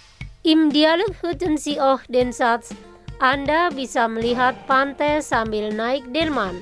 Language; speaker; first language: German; non-native, fluent; Indonesian